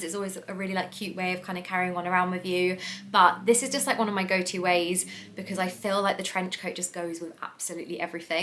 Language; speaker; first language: English; native; English